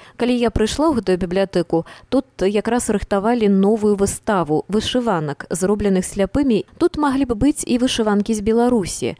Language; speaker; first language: Belarusian; native; Belarusian